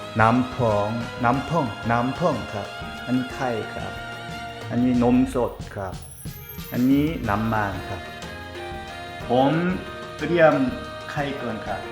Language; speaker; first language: Thai; non-native, learner; Korean